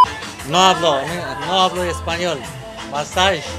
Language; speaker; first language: Spanish; non-native, learner; Romanian